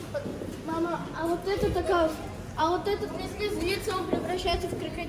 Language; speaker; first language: Russian; early bilingual, other home language; Tajik